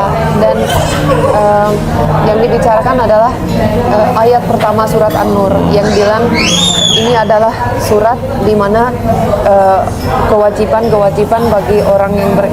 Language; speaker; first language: Indonesian; non-native, fluent; Finnish